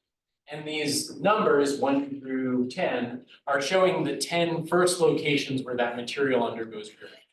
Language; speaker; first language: English; native; English